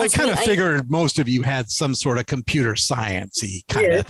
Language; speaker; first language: English; native; English